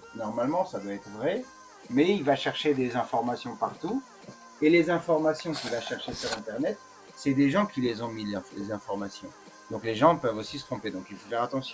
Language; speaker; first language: French; native; French